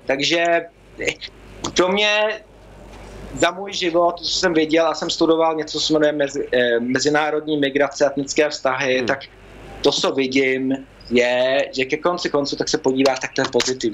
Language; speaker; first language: Czech; early bilingual, heritage; Czech